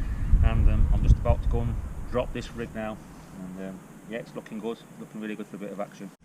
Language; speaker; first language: English; native; English